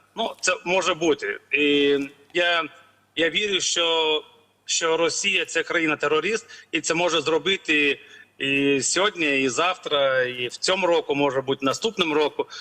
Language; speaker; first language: Ukrainian; non-native, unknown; Lithuanian